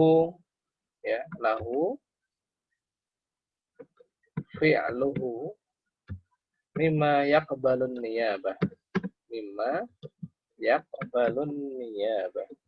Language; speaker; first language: Arabic; non-native, fluent; Indonesian